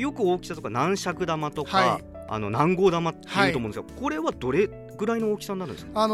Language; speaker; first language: Japanese; native; Japanese